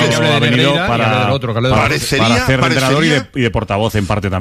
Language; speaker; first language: Spanish; native; Spanish